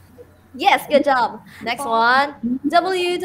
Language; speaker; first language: English; non-native, fluent; Chinese